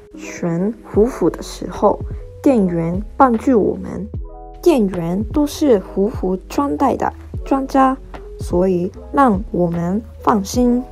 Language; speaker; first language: Chinese; non-native, learner; Japanese